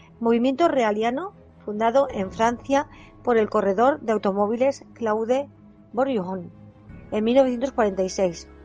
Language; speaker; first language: Spanish; native; Spanish